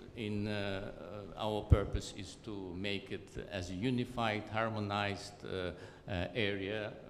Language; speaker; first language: English; non-native, fluent; Azerbaijani